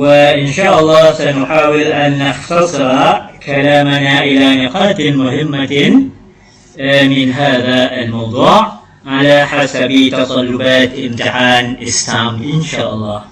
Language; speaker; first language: Arabic; non-native, fluent; Malay